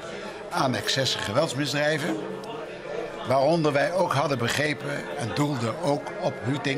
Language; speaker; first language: Dutch; native; Dutch